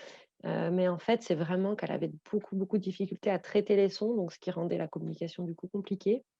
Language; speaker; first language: French; native; French